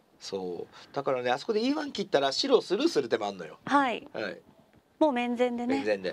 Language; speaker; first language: Japanese; native; Japanese